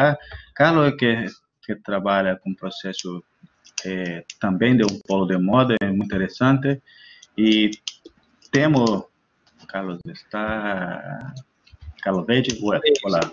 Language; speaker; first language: Spanish; non-native, learner; Portuguese